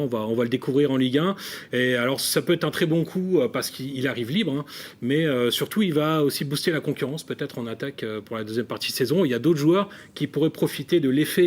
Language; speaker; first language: French; native; French